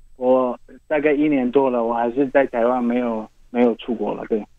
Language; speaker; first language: Chinese; non-native, fluent; Arabic